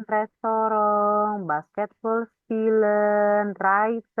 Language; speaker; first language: German; non-native, learner; Indonesian